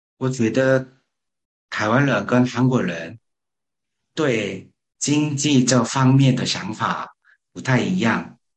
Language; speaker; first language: Chinese; non-native, learner; Korean